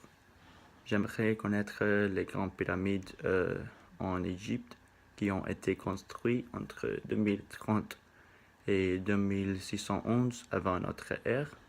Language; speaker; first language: French; non-native, learner; Spanish